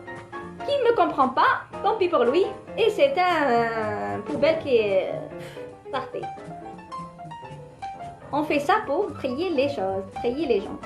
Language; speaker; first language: French; non-native, local second language; Arabic